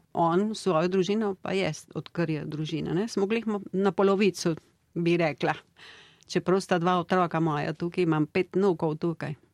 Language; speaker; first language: Slovenian; early bilingual, heritage; Slovenian